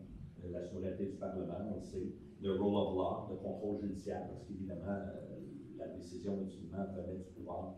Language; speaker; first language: French; native; French